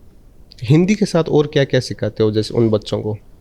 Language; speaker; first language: Hindi; native; Hindi